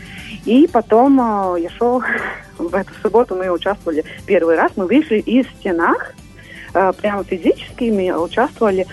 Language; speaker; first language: Russian; non-native, local second language; Latvian